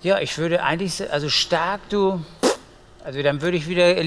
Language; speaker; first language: German; native; German